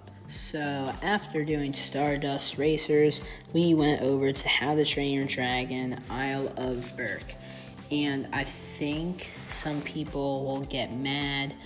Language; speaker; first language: English; native; English